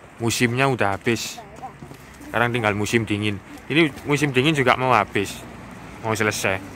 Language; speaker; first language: Indonesian; native; Indonesian